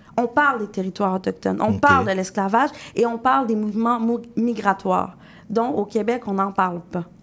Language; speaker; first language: French; native; French